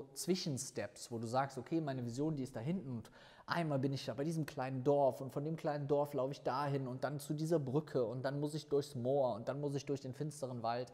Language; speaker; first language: German; native; German